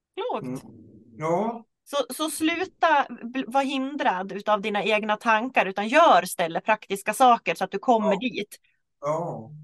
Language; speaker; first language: Swedish; native; Swedish